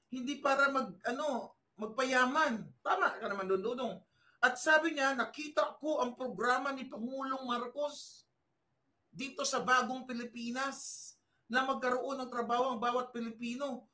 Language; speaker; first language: Filipino; non-native, local second language; Cebuano